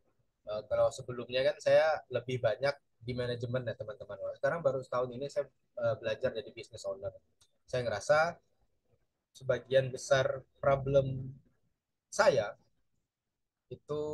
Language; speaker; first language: Indonesian; native; Indonesian